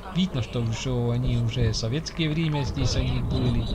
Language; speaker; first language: Russian; non-native, learner; Estonian